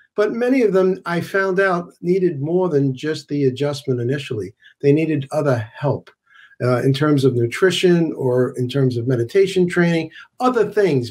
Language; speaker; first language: English; native; English